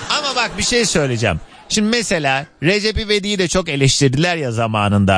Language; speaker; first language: Turkish; native; Turkish